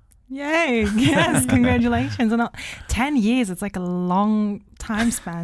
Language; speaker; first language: English; non-native, fluent; German